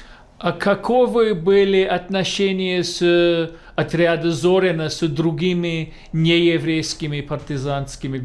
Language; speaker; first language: Russian; non-native, fluent; English